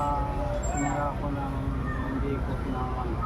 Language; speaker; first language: Filipino; non-native, learner; Japanese